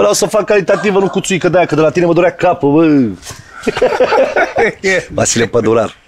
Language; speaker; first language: Romanian; native; Romanian